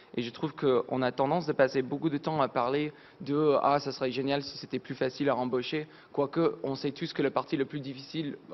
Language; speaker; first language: French; non-native, fluent; English